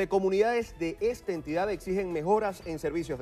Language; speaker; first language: Spanish; native; Spanish